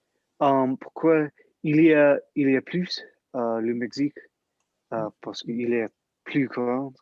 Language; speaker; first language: French; non-native, learner; English